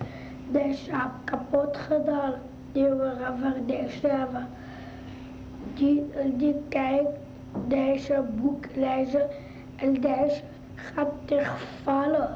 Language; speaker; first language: Dutch; early bilingual, other home language; Arabic